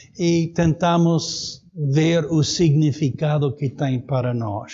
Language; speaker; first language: Portuguese; native; Portuguese